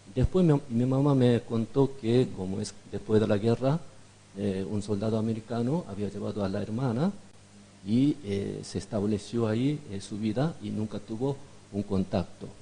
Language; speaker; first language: Spanish; non-native, fluent; Korean